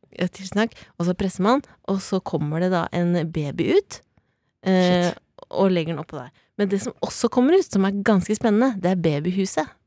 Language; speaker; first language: Norwegian; native; Norwegian